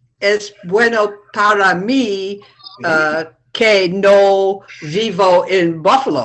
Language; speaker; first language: Spanish; non-native, learner; English